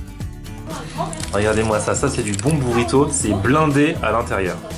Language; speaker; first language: French; native; French